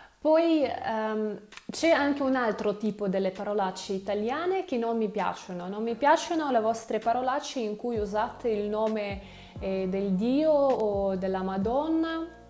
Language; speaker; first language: Italian; non-native, fluent; Russian